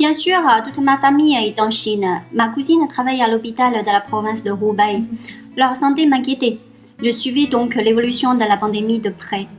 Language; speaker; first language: French; non-native, fluent; Chinese